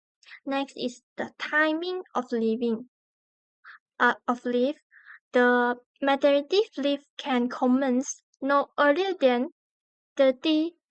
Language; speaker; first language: English; non-native, learner; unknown